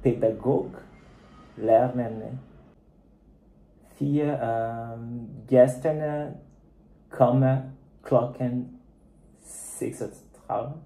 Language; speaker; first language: Danish; non-native, learner; Portuguese